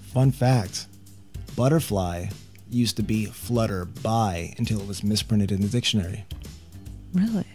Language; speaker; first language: English; native; English